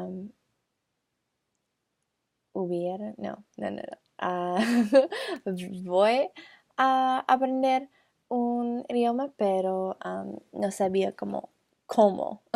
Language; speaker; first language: Spanish; non-native, learner; English